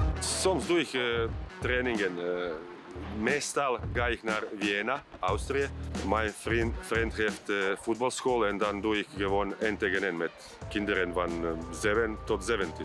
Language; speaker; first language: Dutch; non-native, learner; Croatian